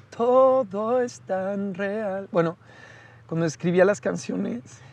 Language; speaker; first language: Spanish; native; Spanish